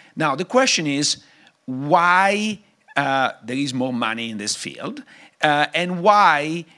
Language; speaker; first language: English; non-native, fluent; Italian